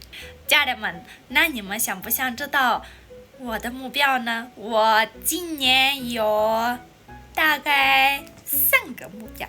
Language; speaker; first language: Chinese; non-native, fluent; Armenian